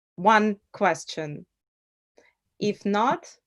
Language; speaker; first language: English; non-native, fluent; Russian